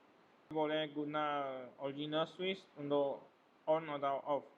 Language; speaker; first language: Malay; non-native, local second language; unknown